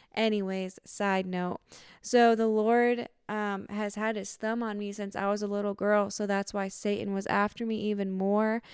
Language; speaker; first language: English; native; English